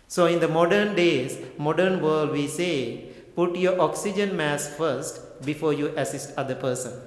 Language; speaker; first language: English; non-native, local second language; Sinhala